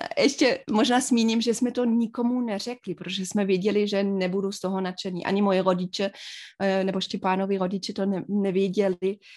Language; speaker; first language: Czech; non-native, fluent; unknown